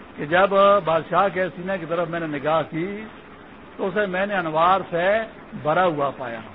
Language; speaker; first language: Urdu; non-native, local second language; Pashto